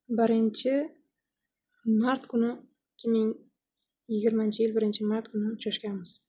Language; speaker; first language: Uzbek; non-native, local second language; Kyrgyz